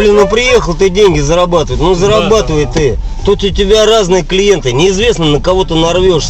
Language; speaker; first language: Russian; native; Russian